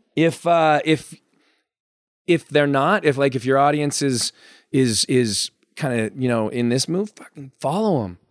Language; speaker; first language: English; native; English